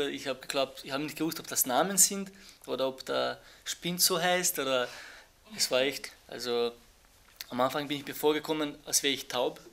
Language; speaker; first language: German; early bilingual, other home language; Bosnian